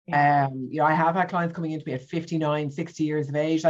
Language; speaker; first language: English; native; English